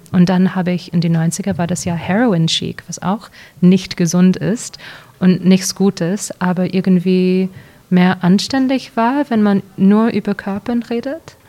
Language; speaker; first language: German; early bilingual, heritage; English